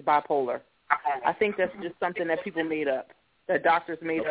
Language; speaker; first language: English; native; English